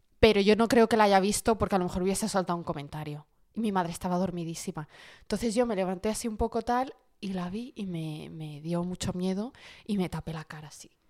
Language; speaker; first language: Spanish; early bilingual, other home language; Arabic